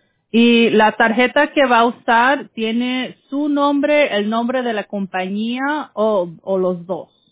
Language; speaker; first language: Spanish; early bilingual, heritage; Spanish